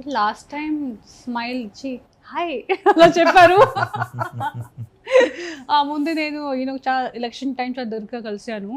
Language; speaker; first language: Telugu; non-native, local second language; Hindi